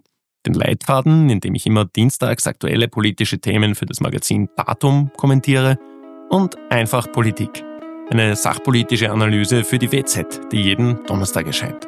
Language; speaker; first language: German; native; German